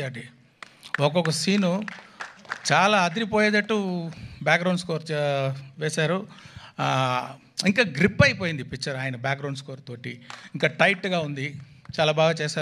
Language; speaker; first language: Telugu; non-native, local second language; Tamil